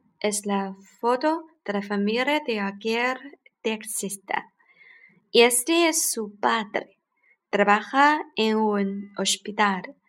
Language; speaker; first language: Spanish; non-native, learner; Chinese